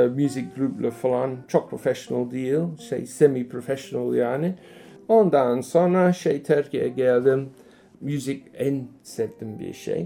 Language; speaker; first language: Turkish; non-native, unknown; English